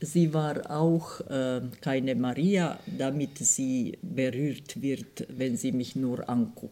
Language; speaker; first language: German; non-native, fluent; Croatian